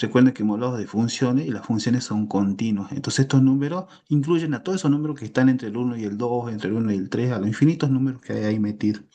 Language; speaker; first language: Spanish; native; Spanish